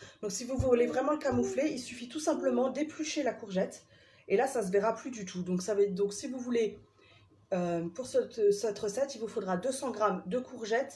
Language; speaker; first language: French; native; French